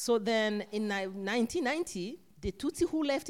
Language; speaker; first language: English; non-native, local second language; Kinyarwanda